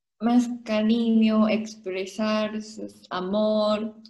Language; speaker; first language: Spanish; non-native, learner; Japanese